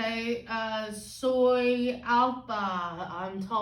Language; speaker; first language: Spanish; non-native, fluent; English